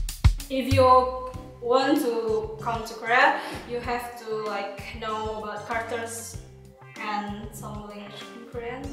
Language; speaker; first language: English; non-native, learner; Indonesian